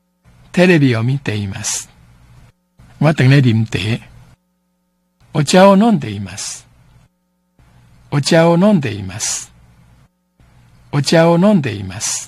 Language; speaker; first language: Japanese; non-native, fluent; Min Nan Chinese